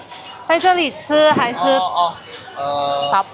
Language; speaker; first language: Chinese; non-native, fluent; Indonesian